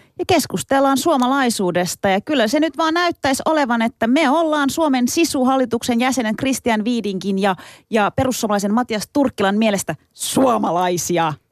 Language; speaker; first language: Finnish; early bilingual, other home language; Turkish